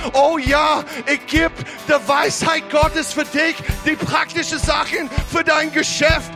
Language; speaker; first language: German; non-native, fluent; English